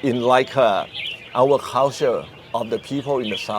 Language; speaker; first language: English; non-native, learner; Thai